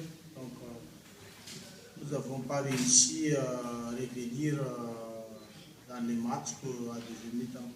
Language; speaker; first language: French; non-native, local second language; Malagasy